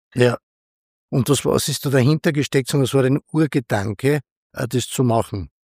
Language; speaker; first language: German; native; German